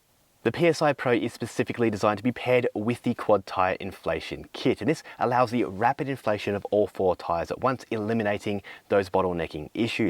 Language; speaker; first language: English; native; English